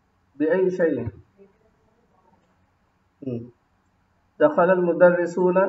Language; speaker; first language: Arabic; non-native, fluent; Urdu